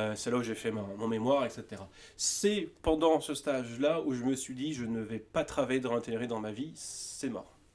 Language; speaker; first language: French; native; French